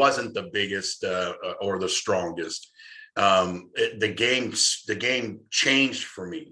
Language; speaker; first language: English; native; English